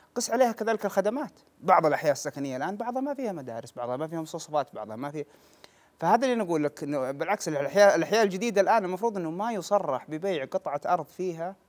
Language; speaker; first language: Arabic; native; Arabic